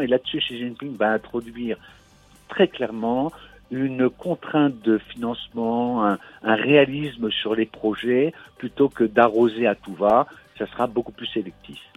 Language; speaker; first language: French; native; French